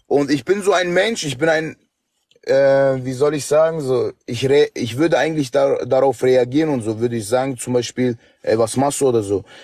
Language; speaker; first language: German; early bilingual, other home language; Turkish